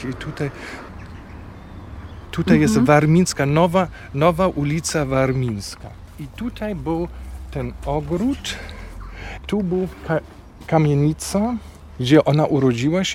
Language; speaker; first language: Polish; non-native, fluent; German